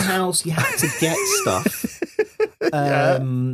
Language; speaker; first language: English; native; English